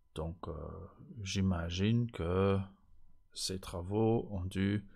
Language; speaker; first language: French; non-native, fluent; Luxembourgish